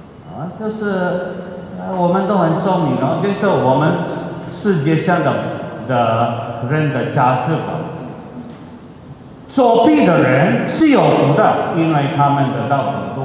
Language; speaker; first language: Chinese; non-native, fluent; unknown